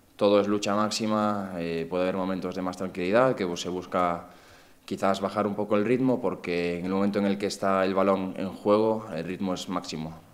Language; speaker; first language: Spanish; native; Spanish